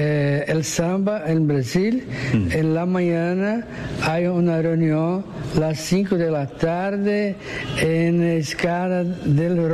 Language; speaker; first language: Spanish; non-native, learner; Portuguese